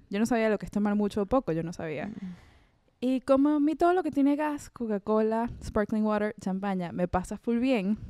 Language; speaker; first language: Spanish; native; Spanish